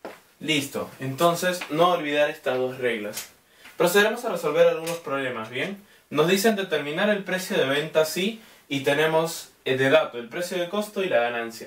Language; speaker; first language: Spanish; native; Spanish